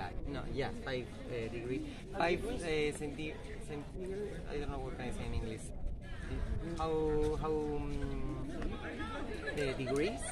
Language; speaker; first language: English; non-native, learner; Spanish